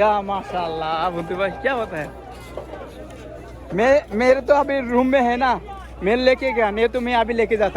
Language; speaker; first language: Hindi; non-native, learner; Bangla